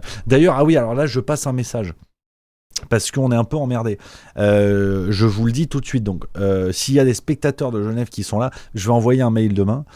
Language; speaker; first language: French; native; French